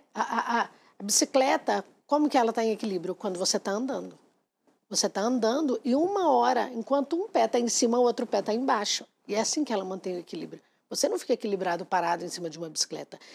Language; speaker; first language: Portuguese; native; Portuguese